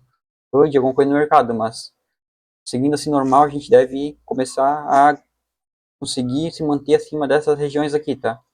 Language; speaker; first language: Portuguese; native; Portuguese